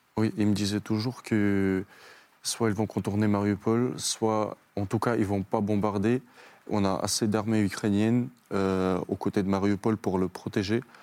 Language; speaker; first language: French; non-native, fluent; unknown